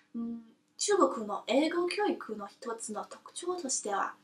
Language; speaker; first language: Japanese; non-native, learner; Chinese